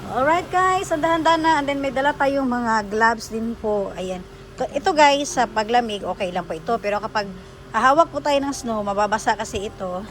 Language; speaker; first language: Filipino; non-native, local second language; Cebuano